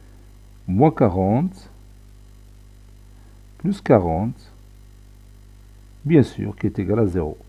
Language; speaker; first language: French; non-native, local second language; Arabic